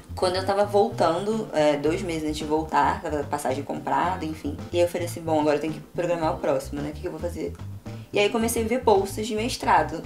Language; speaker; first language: Portuguese; native; Portuguese